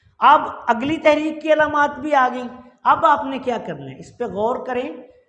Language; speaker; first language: Urdu; non-native, local second language; Punjabi